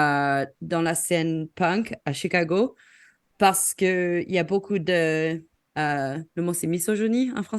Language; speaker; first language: French; non-native, fluent; English